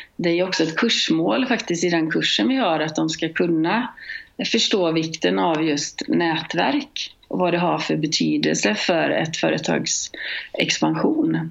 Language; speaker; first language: Swedish; native; Swedish